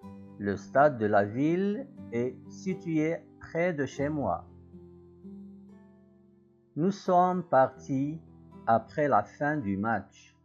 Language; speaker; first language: French; non-native, local second language; Arabic